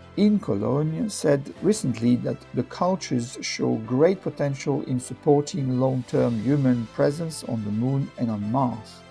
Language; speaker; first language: English; non-native, fluent; French